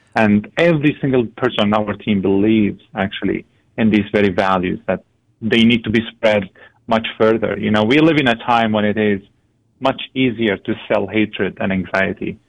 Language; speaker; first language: English; non-native, fluent; Arabic